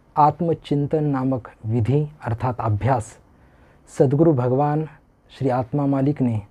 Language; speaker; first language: Hindi; non-native, local second language; Marathi